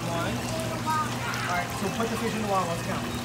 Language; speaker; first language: English; native; English